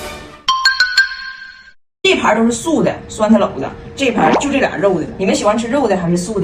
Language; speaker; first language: Chinese; native; Chinese